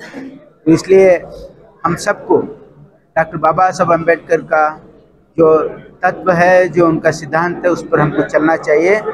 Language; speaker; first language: Hindi; non-native, local second language; Kannada